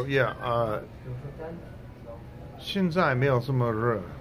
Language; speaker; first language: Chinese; non-native, learner; English